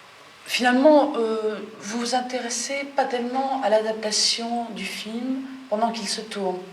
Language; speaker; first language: French; native; French